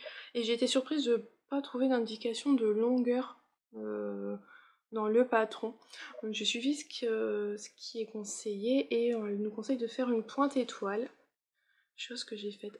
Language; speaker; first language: French; native; French